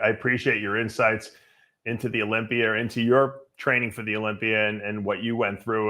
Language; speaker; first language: English; native; English